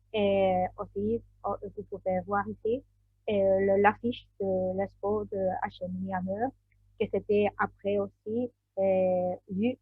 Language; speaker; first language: French; non-native, learner; Spanish